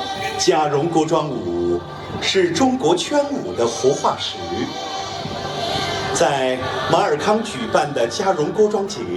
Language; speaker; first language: Chinese; native; Chinese